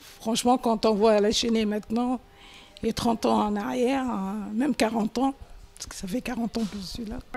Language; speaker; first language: French; non-native, local second language; Arabic